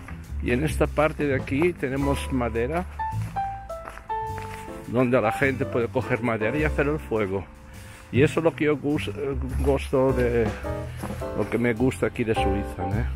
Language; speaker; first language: Spanish; non-native, fluent; Portuguese